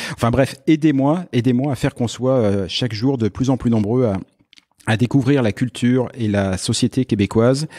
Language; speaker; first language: French; native; French